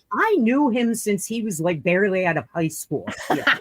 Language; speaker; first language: English; native; English